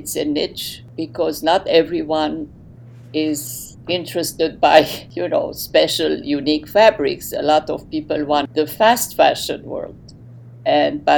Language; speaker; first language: English; non-native, fluent; Arabic